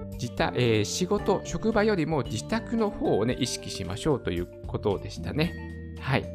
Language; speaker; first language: Japanese; native; Japanese